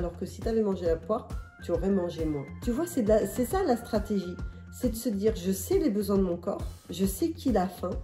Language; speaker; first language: French; native; French